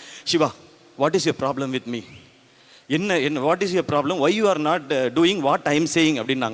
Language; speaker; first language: Tamil; native; Tamil